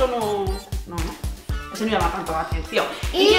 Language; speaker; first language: Spanish; native; Spanish